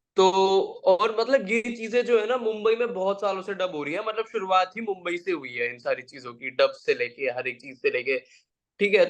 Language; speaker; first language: Hindi; native; Hindi